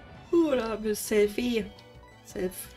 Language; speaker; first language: German; native; German